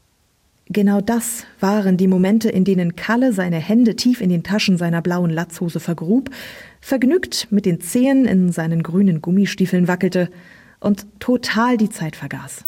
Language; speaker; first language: German; native; German